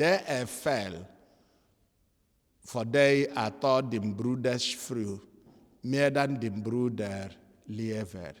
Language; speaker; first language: Swedish; non-native, fluent; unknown